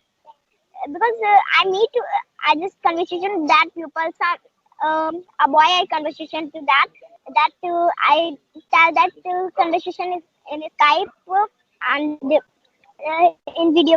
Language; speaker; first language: English; non-native, learner; Hindi